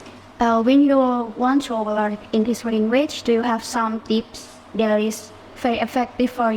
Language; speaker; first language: English; non-native, fluent; Indonesian